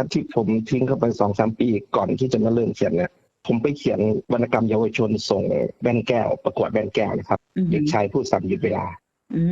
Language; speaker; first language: Thai; native; Thai